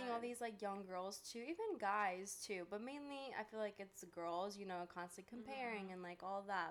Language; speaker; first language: English; early bilingual, other home language; Greek